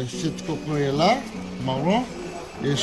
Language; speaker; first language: French; non-native, local second language; Malagasy